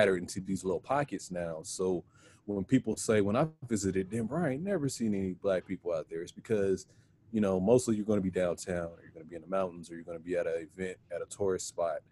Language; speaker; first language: English; native; English